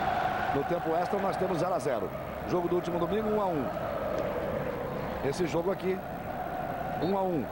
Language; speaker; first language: Portuguese; native; Portuguese